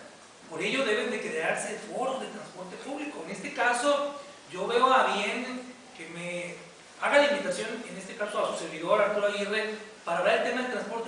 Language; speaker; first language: Spanish; native; Spanish